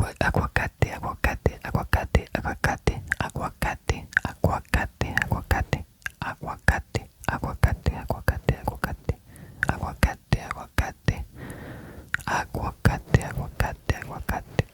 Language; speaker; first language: Spanish; non-native, learner; French